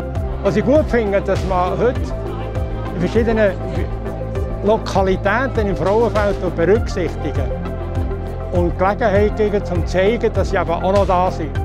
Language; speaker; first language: German; native; German